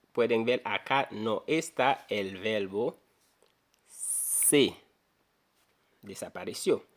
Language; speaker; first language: Spanish; non-native, fluent; Haitian Creole